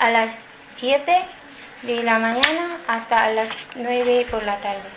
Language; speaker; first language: Spanish; non-native, learner; Filipino